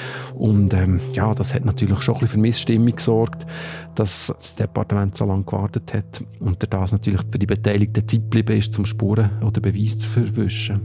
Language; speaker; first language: German; native; German